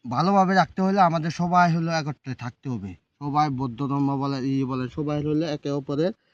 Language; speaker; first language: Bangla; non-native, local second language; Chakma